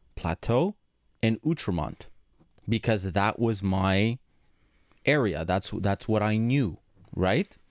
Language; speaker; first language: English; non-native, fluent; Greek